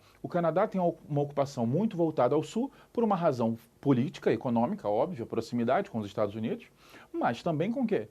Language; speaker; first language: Portuguese; native; Portuguese